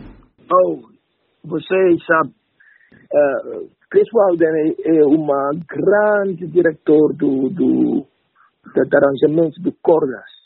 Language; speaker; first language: Portuguese; non-native, learner; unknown